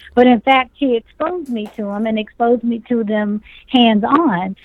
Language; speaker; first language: English; native; English